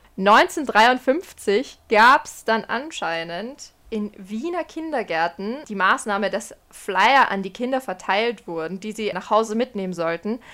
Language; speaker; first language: German; early bilingual, other home language; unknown